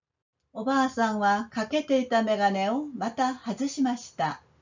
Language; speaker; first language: Japanese; non-native, fluent; Korean